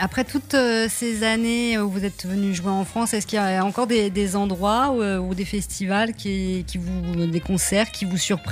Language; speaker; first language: French; native; French